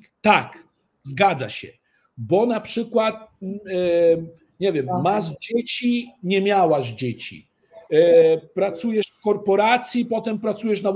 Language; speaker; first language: Polish; early bilingual, heritage; Italian